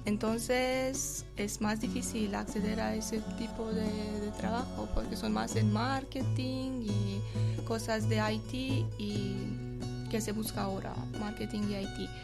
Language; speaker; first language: Spanish; non-native, fluent; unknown